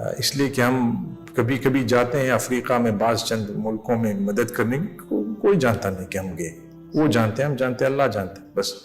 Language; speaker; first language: Urdu; non-native, fluent; English